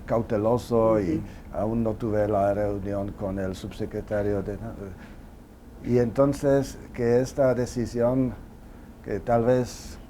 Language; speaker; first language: Spanish; non-native, fluent; Czech